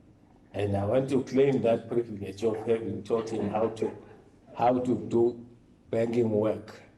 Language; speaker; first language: English; non-native, local second language; Swati